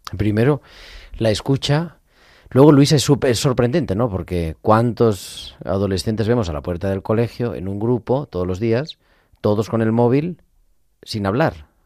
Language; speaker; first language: Spanish; native; Spanish